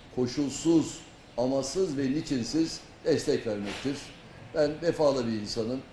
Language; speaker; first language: Turkish; native; Turkish